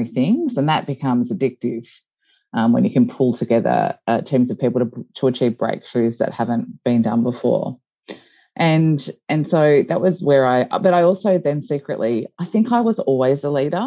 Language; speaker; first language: English; native; English